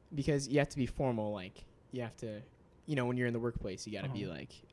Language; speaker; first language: English; native; English